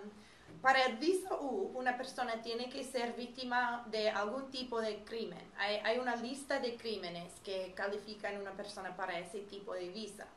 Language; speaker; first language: Spanish; non-native, fluent; English